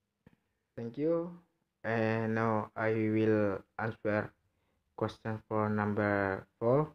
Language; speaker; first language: English; non-native, learner; Indonesian